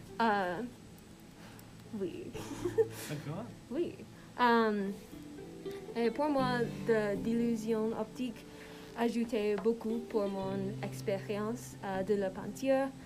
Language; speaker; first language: French; non-native, learner; English